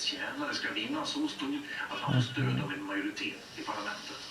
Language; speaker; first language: Swedish; native; Swedish